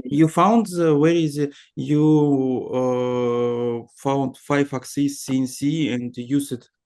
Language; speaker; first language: English; non-native, learner; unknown